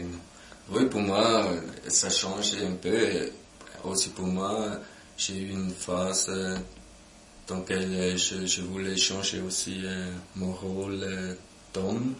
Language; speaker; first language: French; non-native, local second language; German